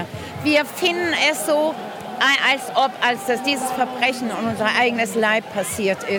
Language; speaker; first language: German; non-native, fluent; Persian